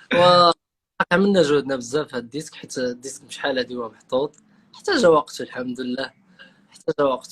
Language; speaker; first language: Arabic; native; Arabic